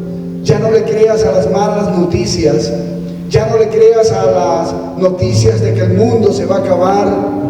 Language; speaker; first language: Spanish; native; Spanish